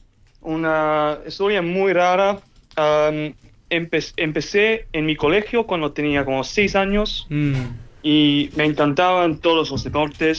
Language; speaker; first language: Spanish; early bilingual, heritage; English